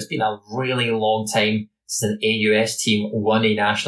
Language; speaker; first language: English; native; English